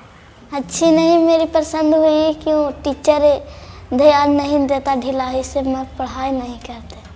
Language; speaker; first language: Hindi; non-native, local second language; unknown